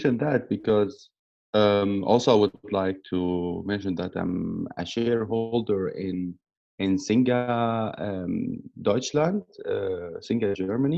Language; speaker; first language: English; non-native, learner; Arabic